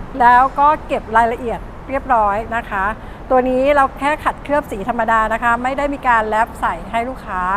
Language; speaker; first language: Thai; native; Thai